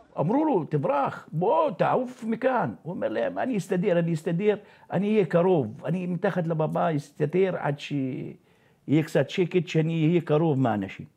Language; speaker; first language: Hebrew; non-native, local second language; Arabic